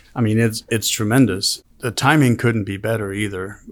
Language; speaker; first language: English; non-native, fluent; Danish